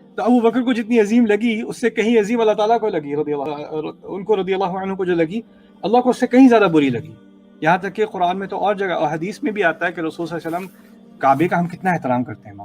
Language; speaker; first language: Urdu; early bilingual, heritage; Urdu